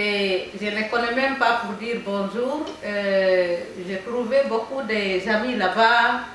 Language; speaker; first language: French; non-native, learner; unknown